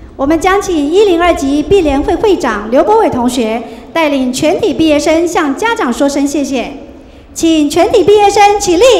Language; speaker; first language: Chinese; native; Chinese